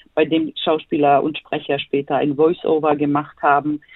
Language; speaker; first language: German; non-native, fluent; Bosnian